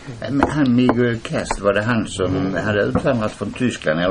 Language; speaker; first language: Swedish; non-native, fluent; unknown